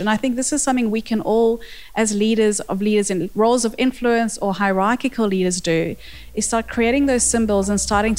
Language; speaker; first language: English; native; English